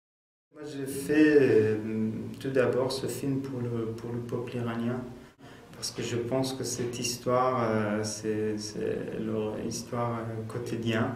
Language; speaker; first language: French; non-native, fluent; Persian